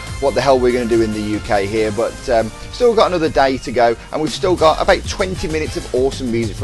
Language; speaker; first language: English; native; English